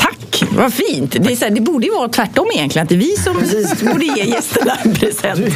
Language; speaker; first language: Swedish; native; Swedish